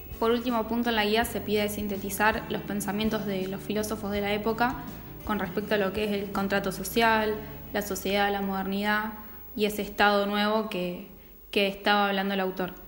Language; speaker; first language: Spanish; native; Spanish